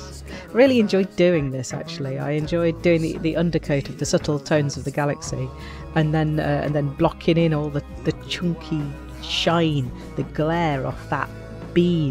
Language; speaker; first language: English; native; English